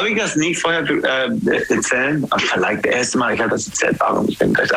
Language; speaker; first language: German; non-native, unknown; English